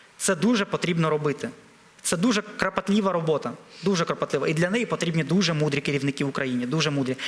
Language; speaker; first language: Ukrainian; non-native, local second language; Russian